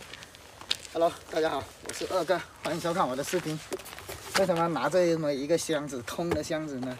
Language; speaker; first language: Chinese; native; Chinese